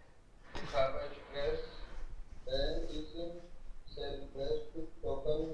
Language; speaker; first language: German; non-native, learner; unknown